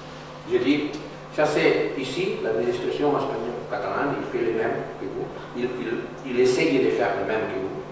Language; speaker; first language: French; non-native, learner; Catalan